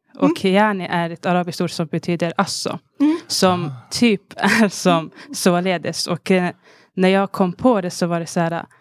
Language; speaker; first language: Swedish; early bilingual, other home language; Arabic